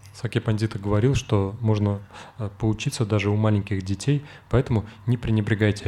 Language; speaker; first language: Russian; native; Russian